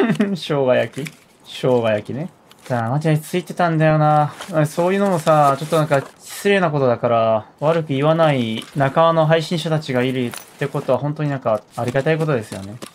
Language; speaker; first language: Japanese; non-native, fluent; Korean